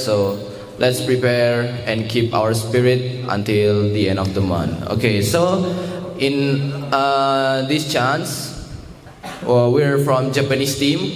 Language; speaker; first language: English; non-native, learner; Indonesian